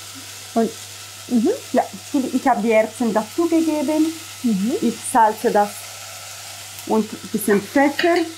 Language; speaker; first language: German; non-native, fluent; Italian